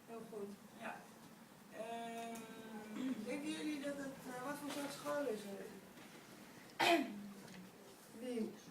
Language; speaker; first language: Dutch; non-native, fluent; French